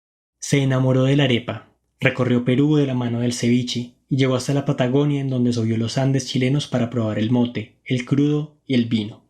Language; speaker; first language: Spanish; native; Spanish